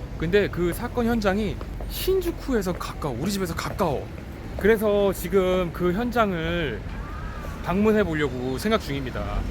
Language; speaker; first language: Korean; native; Korean